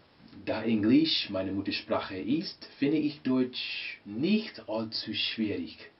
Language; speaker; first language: German; non-native, learner; English